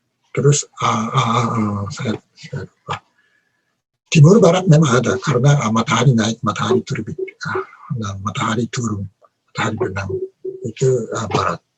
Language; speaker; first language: Indonesian; non-native, learner; Japanese